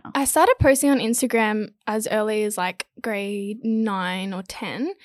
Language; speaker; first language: English; native; English